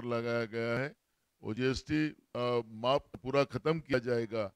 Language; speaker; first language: Hindi; non-native, local second language; Marathi